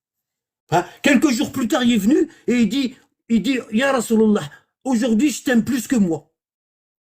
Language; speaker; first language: French; native; French